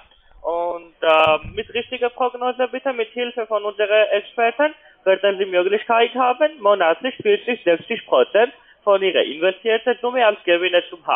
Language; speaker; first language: German; non-native, learner; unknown